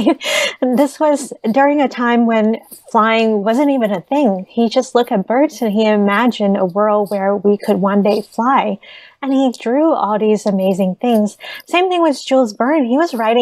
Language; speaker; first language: English; early bilingual, other home language; Vietnamese